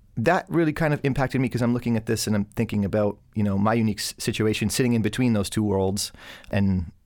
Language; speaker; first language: English; native; English